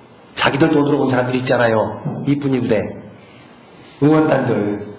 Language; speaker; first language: Korean; native; Korean